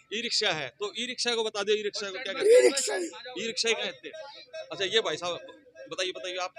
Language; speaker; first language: Hindi; native; Hindi